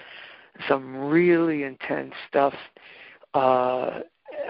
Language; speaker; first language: English; native; English